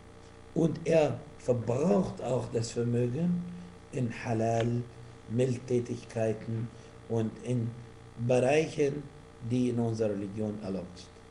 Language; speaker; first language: German; non-native, fluent; Arabic